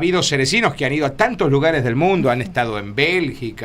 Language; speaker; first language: Spanish; native; Spanish